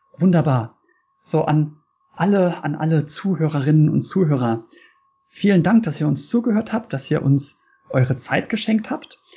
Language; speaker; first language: German; native; German